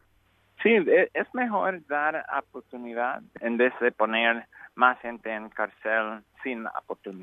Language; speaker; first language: Spanish; non-native, learner; English